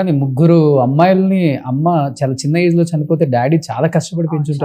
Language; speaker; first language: Telugu; native; Telugu